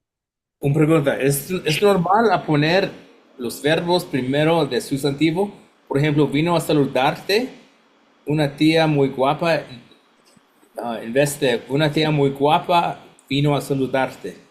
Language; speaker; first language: Spanish; non-native, learner; English